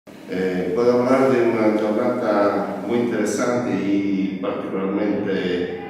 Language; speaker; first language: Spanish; non-native, learner; Italian